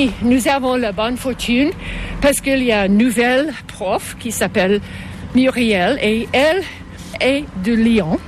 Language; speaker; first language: French; non-native, local second language; English